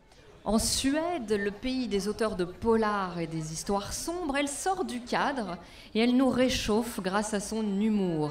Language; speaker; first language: French; native; French